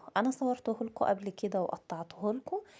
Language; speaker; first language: Arabic; native; Arabic